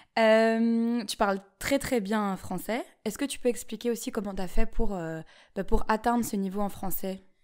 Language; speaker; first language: French; native; French